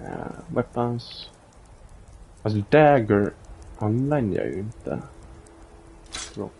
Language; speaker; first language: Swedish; native; Swedish